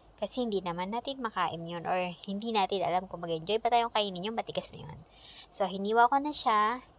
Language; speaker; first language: Filipino; native; Filipino